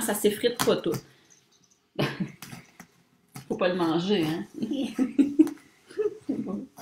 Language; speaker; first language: French; native; French